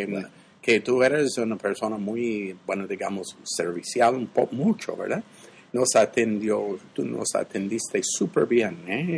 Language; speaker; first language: Spanish; non-native, fluent; English